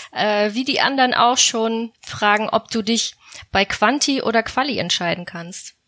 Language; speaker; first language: German; native; German